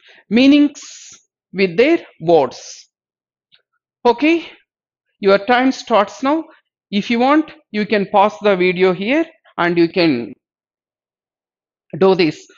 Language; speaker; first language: English; non-native, local second language; Telugu